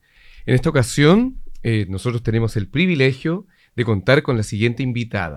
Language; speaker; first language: Spanish; native; Spanish